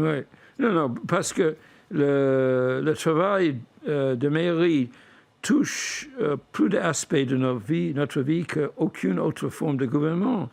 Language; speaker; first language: French; non-native, fluent; English